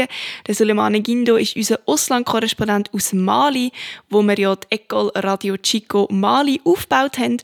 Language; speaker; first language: German; native; German